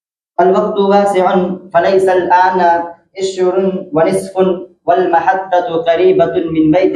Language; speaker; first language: Arabic; non-native, learner; Urdu